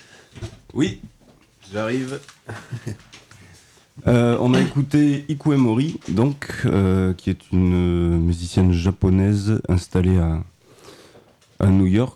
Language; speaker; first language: French; native; French